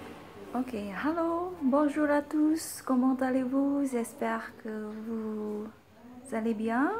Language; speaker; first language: French; non-native, fluent; Indonesian